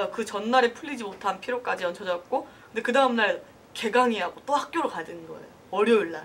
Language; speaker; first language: Korean; native; Korean